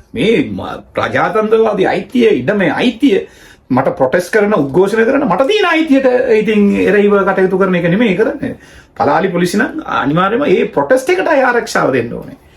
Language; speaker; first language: Sinhala; non-native, local second language; Tamil